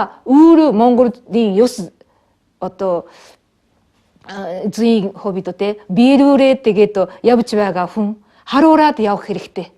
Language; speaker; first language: Mongolian; non-native, fluent; Japanese